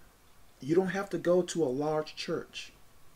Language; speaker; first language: English; native; English